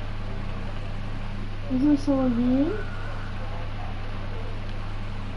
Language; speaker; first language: French; non-native, local second language; Réunion Creole French